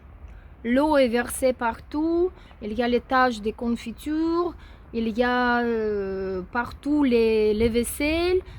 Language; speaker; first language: French; non-native, fluent; Russian